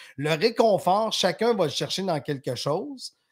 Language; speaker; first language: French; native; French